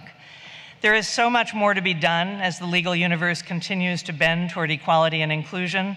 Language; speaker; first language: English; native; English